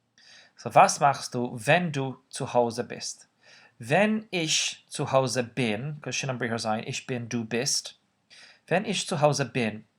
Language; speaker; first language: German; non-native, fluent; Irish